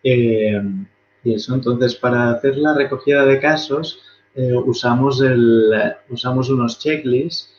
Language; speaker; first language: Spanish; native; Spanish